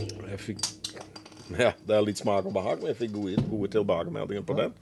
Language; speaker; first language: Norwegian; non-native, fluent; Dutch